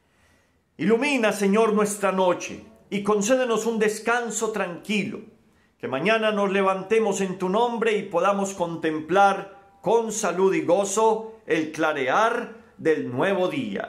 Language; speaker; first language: Spanish; native; Spanish